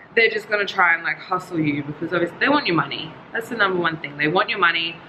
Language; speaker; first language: English; native; English